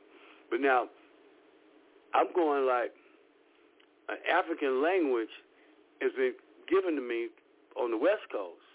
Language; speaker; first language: English; native; English